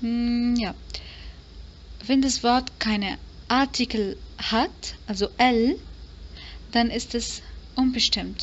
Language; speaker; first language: German; non-native, fluent; Arabic